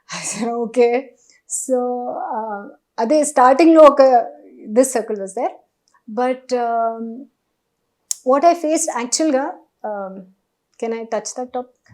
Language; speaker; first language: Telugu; non-native, fluent; Hindi